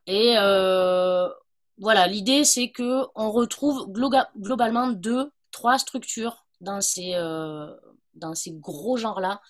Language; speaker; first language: French; native; French